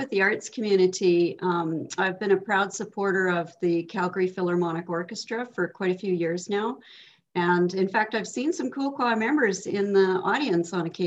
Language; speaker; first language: English; native; English